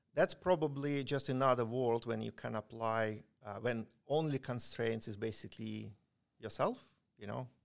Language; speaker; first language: English; non-native, fluent; Ukrainian